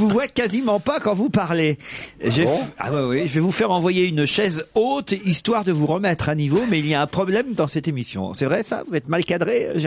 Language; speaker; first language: French; native; French